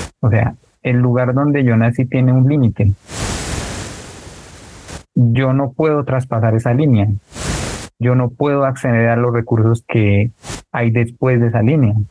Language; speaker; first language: Spanish; native; Spanish